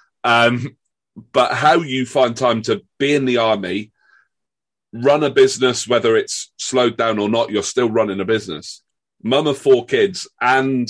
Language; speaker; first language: English; native; English